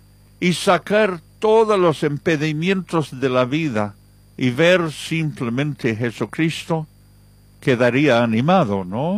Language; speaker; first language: Spanish; non-native, fluent; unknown